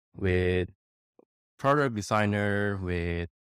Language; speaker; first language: English; non-native, fluent; Indonesian